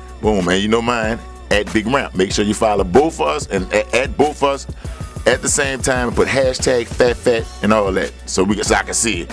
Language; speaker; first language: English; native; English